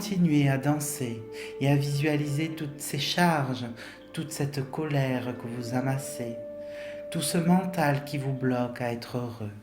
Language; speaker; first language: French; native; French